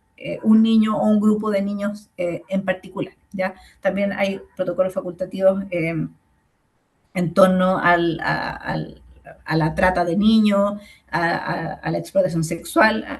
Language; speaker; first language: Spanish; native; Spanish